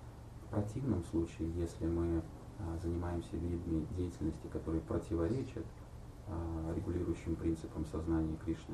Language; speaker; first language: Russian; native; Russian